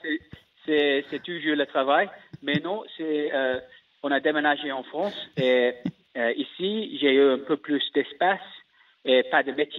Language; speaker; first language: French; non-native, learner; English